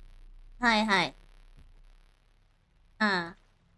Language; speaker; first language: Japanese; non-native, learner; Thai